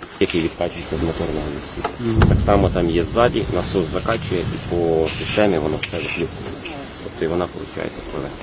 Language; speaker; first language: Ukrainian; native; Ukrainian